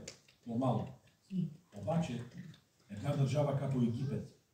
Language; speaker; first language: Bulgarian; non-native, fluent; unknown